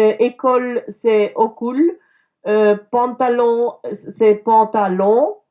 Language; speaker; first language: French; early bilingual, other home language; Turkish